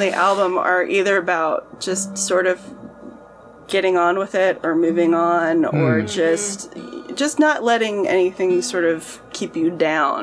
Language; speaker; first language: English; native; English